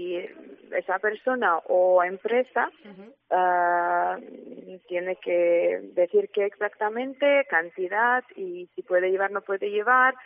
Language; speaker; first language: Spanish; non-native, fluent; Ukrainian